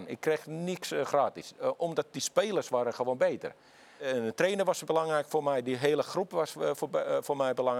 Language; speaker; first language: Dutch; non-native, fluent; Finnish